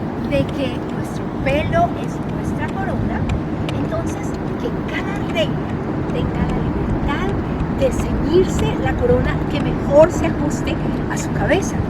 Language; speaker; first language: Spanish; native; Spanish